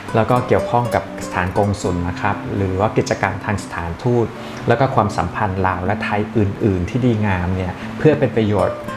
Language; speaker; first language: Thai; native; Thai